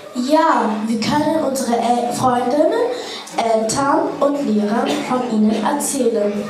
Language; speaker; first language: German; early bilingual, other home language; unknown